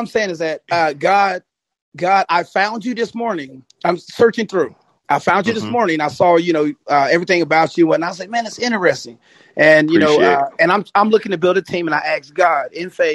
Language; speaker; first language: English; native; English